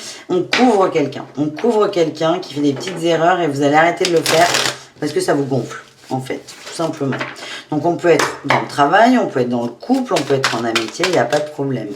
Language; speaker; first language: French; native; French